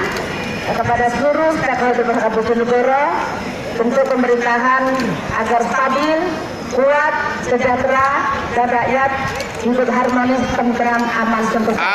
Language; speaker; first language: Indonesian; native; Indonesian